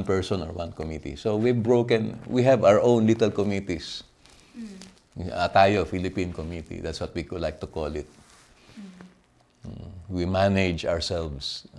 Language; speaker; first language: English; non-native, local second language; Filipino